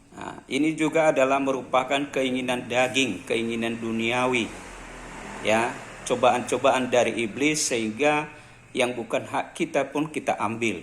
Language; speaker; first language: Indonesian; native; Indonesian